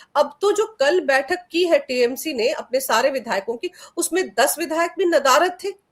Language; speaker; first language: Hindi; native; Hindi